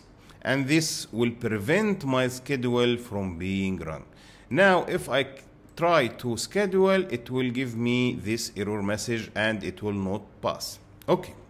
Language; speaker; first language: English; non-native, fluent; Arabic